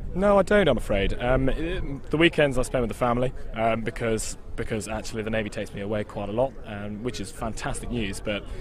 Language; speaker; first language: English; native; English